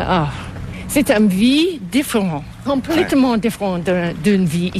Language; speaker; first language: French; non-native, local second language; English